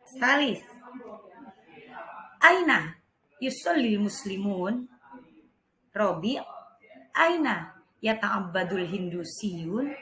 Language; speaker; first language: Arabic; non-native, fluent; Indonesian